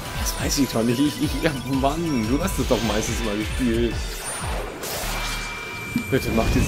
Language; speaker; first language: German; native; German